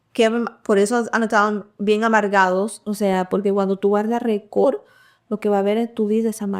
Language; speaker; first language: Spanish; early bilingual, heritage; Spanish